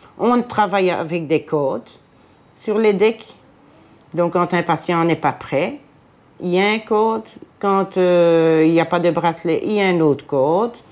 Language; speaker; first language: French; native; French